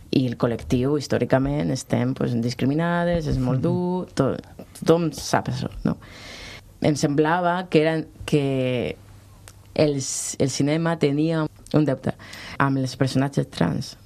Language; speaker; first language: Catalan; non-native, local second language; Spanish